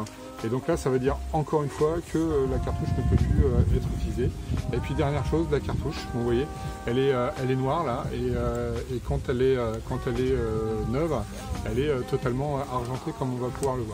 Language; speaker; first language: French; native; French